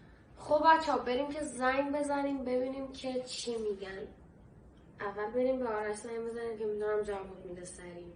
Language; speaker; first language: Persian; native; Persian